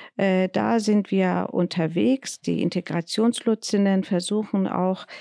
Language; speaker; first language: German; non-native, learner; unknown